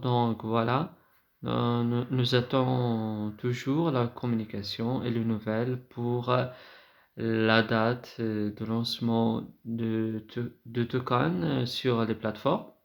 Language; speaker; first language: French; non-native, fluent; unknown